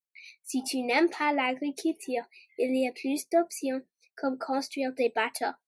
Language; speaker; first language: French; non-native, learner; English